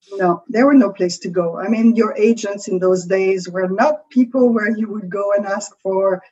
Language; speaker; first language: English; non-native, fluent; French